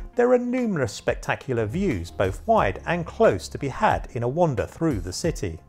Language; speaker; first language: English; native; English